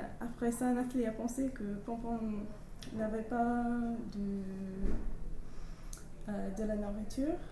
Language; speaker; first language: French; non-native, learner; English